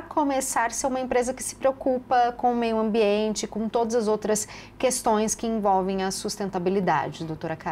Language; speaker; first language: Portuguese; native; Portuguese